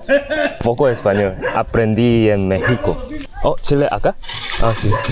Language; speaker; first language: Spanish; non-native, learner; Korean